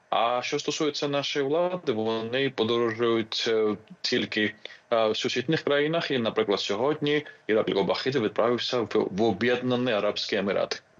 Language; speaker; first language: Ukrainian; non-native, fluent; Georgian